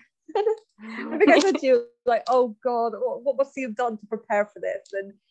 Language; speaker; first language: English; native; English